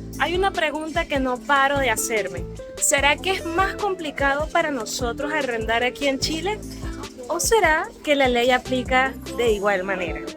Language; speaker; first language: Spanish; native; Spanish